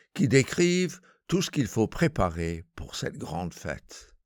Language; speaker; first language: French; non-native, fluent; English